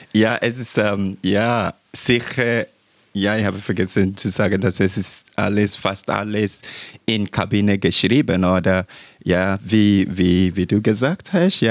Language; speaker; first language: German; non-native, learner; English